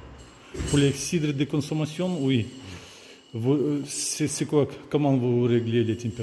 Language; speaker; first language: French; non-native, learner; Russian